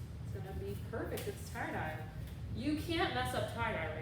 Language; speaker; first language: English; native; English